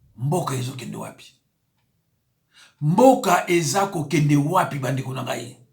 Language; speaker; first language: Lingala; non-native, local second language; Kongo